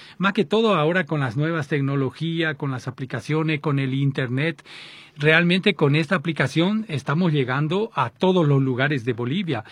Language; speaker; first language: Spanish; early bilingual, other home language; French